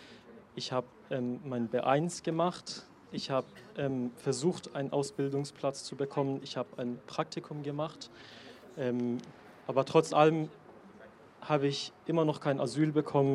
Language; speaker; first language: German; non-native, fluent; Persian